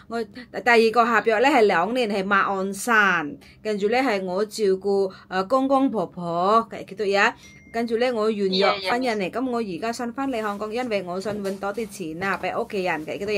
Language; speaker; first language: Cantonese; non-native, fluent; Javanese